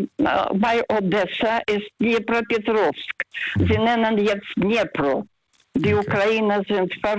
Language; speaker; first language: German; non-native, fluent; Russian